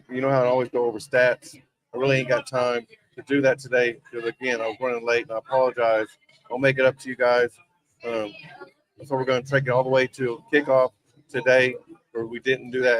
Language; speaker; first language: English; native; English